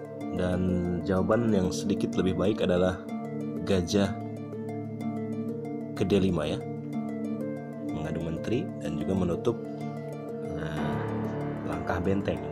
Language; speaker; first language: Indonesian; native; Indonesian